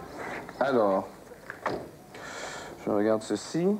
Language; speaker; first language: French; native; French